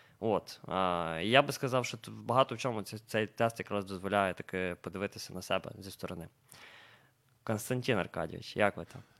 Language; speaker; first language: Ukrainian; native; Ukrainian